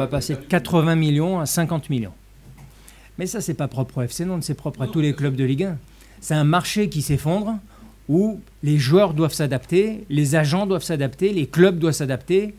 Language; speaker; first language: French; native; French